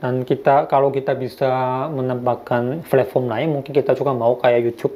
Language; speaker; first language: Indonesian; non-native, fluent; Korean